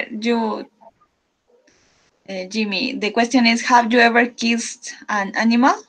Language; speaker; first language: English; non-native, learner; Spanish